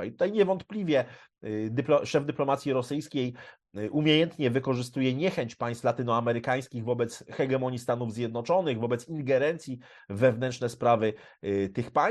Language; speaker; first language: Polish; native; Polish